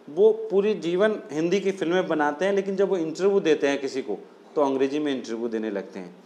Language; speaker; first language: Hindi; non-native, local second language; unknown